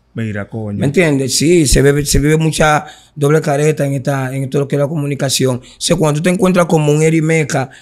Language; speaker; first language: Spanish; native; Spanish